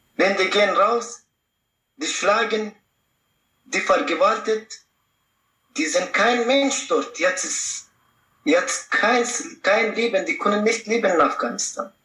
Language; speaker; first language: German; non-native, learner; Pashto